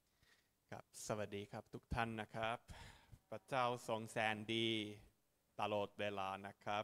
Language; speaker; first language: Thai; non-native, fluent; Finnish